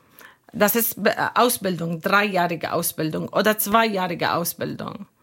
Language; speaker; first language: German; non-native, fluent; Arabic